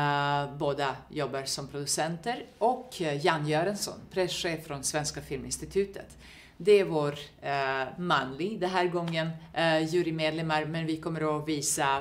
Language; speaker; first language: Swedish; non-native, fluent; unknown